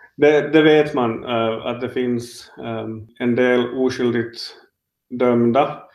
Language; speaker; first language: Swedish; native; Swedish